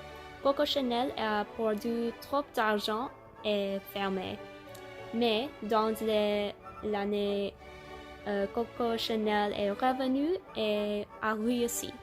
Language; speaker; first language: French; non-native, learner; English